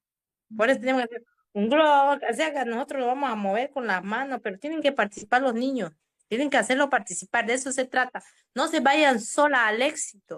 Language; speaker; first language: Spanish; native; Spanish